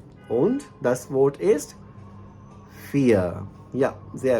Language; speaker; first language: German; non-native, fluent; Hindi